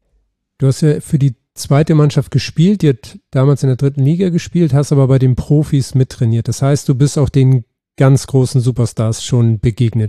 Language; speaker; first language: German; native; German